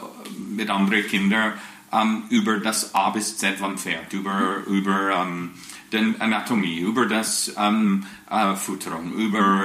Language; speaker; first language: German; non-native, fluent; English